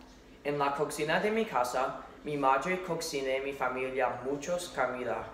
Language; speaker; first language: Spanish; non-native, learner; English